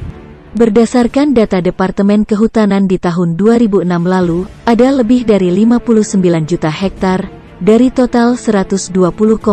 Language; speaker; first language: Indonesian; native; Indonesian